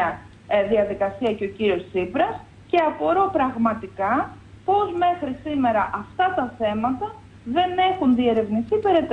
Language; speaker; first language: Greek; native; Greek